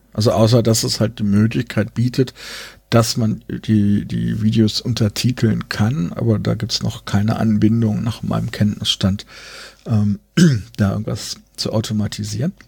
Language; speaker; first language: German; native; German